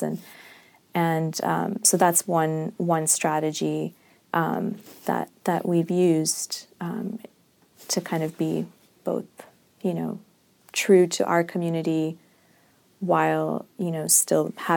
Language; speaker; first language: English; non-native, local second language; Urdu